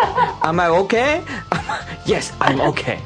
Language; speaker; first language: English; non-native, learner; Japanese